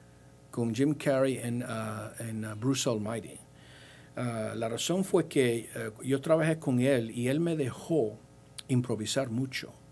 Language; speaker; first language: Spanish; early bilingual, heritage; English